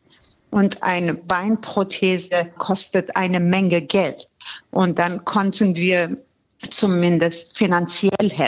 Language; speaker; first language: German; non-native, fluent; Persian